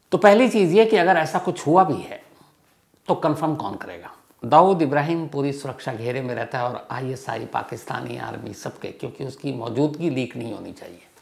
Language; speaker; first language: Hindi; native; Hindi